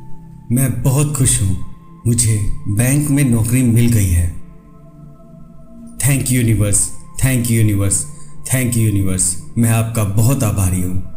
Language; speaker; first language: Hindi; native; Hindi